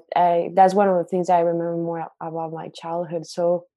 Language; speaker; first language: English; non-native, fluent; Spanish